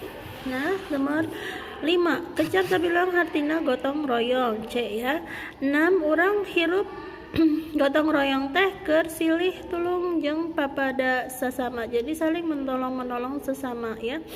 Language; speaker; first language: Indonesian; non-native, local second language; Sundanese